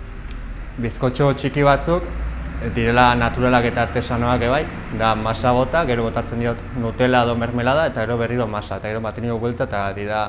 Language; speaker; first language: Basque; non-native, local second language; Spanish